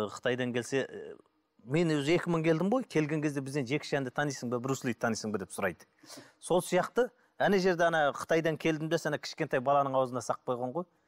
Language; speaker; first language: Kazakh; native; Kazakh